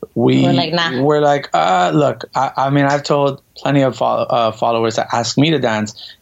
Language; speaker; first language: English; native; English